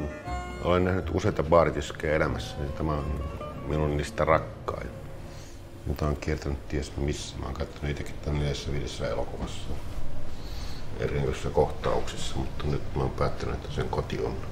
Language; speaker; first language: Finnish; native; Finnish